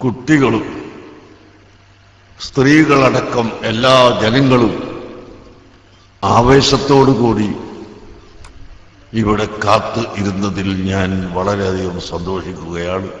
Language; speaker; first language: Malayalam; native; Malayalam